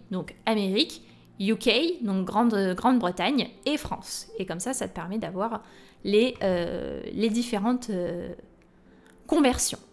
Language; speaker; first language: French; native; French